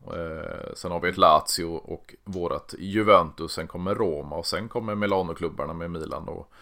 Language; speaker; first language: Swedish; native; Swedish